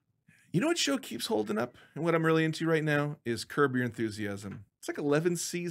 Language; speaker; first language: English; native; English